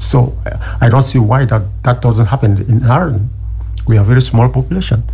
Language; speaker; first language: English; non-native, local second language; French